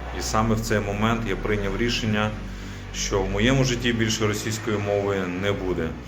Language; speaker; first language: Ukrainian; non-native, local second language; Russian